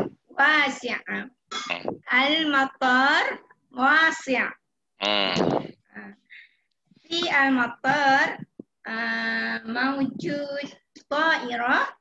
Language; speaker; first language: Arabic; non-native, learner; Malay